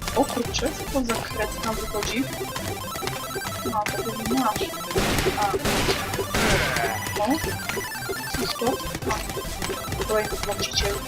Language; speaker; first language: Polish; native; Polish